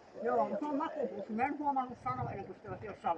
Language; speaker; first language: Finnish; native; Finnish